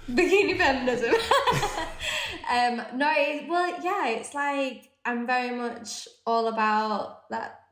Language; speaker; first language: English; native; English